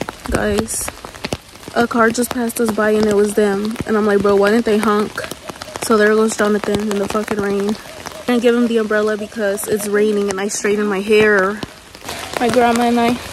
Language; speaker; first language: English; early bilingual, other home language; Spanish